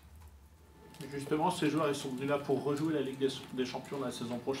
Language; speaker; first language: French; native; French